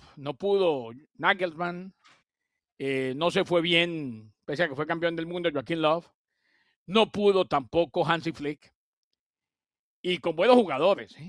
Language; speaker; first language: Spanish; native; Spanish